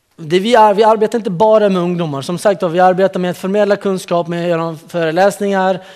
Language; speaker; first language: Swedish; early bilingual, other home language; Central Kurdish